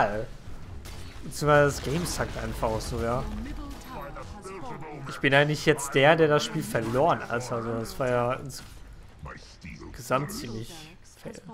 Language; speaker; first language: German; native; German